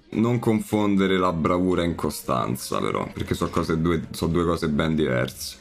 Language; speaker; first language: Italian; native; Italian